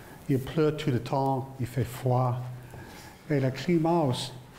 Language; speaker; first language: French; non-native, fluent; English